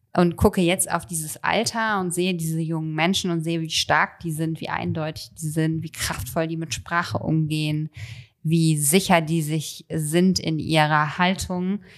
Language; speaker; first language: German; native; German